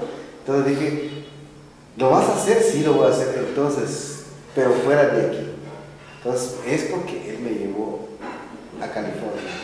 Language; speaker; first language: Spanish; non-native, local second language; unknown